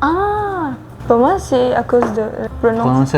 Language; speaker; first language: French; non-native, learner; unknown